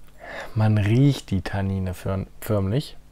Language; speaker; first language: German; native; German